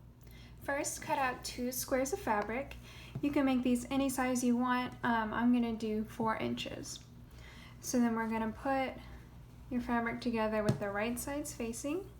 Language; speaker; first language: English; native; English